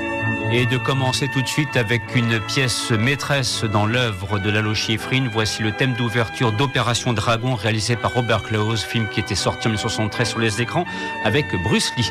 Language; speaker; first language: French; native; French